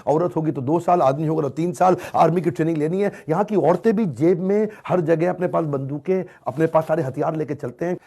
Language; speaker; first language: Hindi; native; Hindi